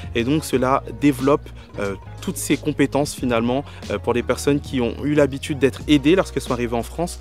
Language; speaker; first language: French; native; French